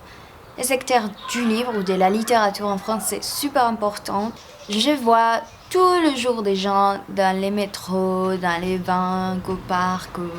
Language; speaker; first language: French; non-native, fluent; Spanish